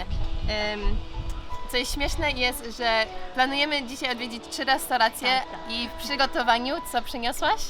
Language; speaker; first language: Polish; early bilingual, heritage; English